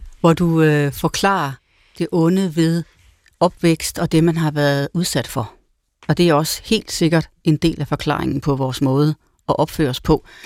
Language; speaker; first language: Danish; native; Danish